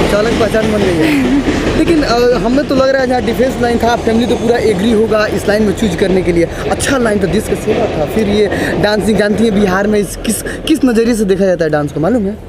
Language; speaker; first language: Hindi; native; Hindi